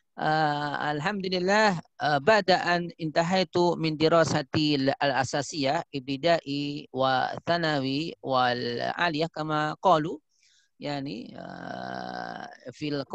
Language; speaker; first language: Arabic; non-native, fluent; Indonesian